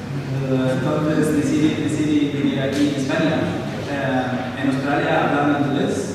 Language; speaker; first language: Spanish; non-native, learner; Arabic